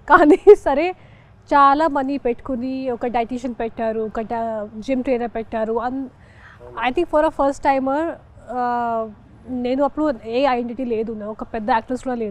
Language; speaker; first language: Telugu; non-native, local second language; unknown